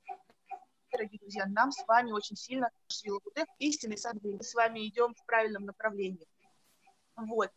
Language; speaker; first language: Russian; native; Russian